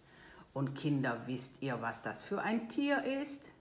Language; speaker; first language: German; native; German